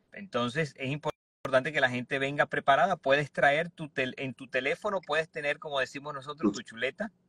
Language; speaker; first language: Spanish; native; Spanish